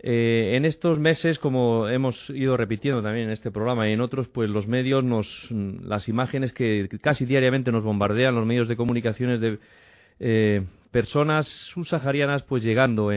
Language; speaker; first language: Spanish; native; Spanish